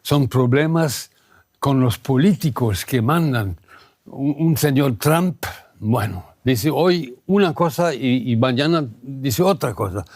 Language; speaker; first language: Spanish; non-native, fluent; German